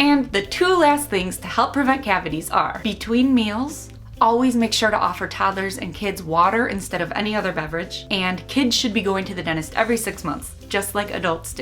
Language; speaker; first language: English; native; English